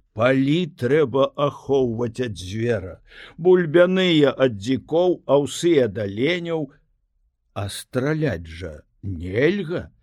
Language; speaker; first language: Belarusian; native; Belarusian